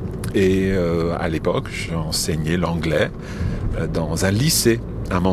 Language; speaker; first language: French; non-native, fluent; English